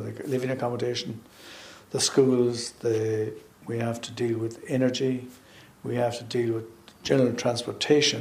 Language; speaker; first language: English; native; English